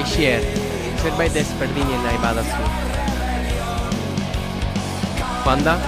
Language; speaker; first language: Basque; non-native, learner; English